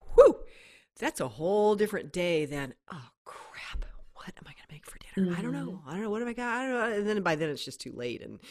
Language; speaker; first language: English; native; English